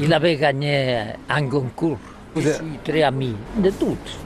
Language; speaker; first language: French; non-native, learner; Catalan